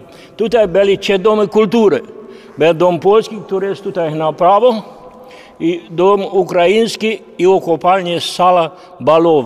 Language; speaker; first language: Polish; early bilingual, heritage; Polish